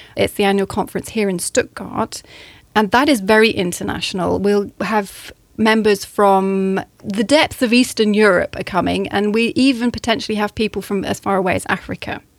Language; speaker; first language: English; native; English